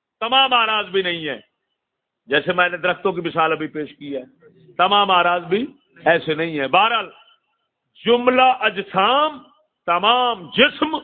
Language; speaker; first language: Urdu; non-native, local second language; Punjabi